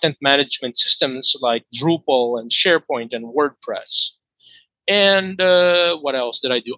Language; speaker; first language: English; non-native, local second language; Filipino